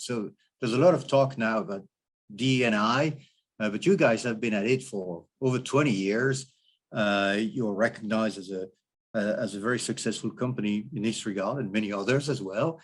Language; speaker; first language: English; non-native, fluent; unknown